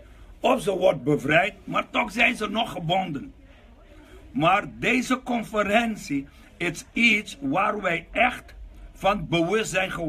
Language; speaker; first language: Dutch; non-native, local second language; Papiamento